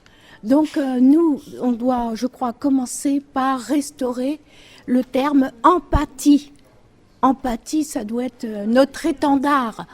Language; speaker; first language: French; native; French